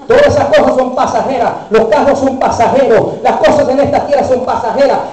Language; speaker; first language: Spanish; early bilingual, heritage; Spanish